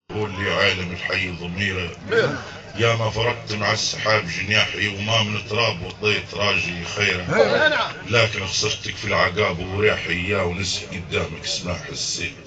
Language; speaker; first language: Arabic; native; Arabic